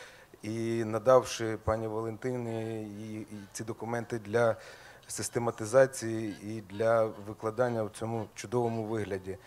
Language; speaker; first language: Ukrainian; native; Ukrainian